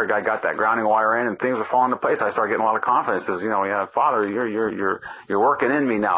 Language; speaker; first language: English; native; English